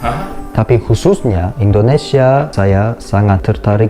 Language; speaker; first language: Indonesian; non-native, learner; Turkish